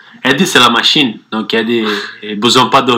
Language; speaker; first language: French; non-native, learner; Portuguese